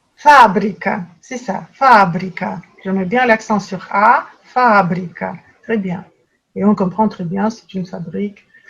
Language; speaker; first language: French; non-native, fluent; Russian